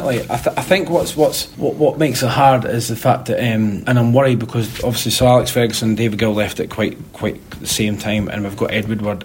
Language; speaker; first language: English; native; English